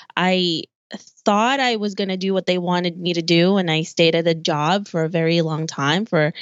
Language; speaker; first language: English; early bilingual, other home language; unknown